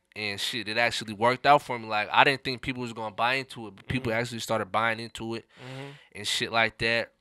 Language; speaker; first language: English; native; English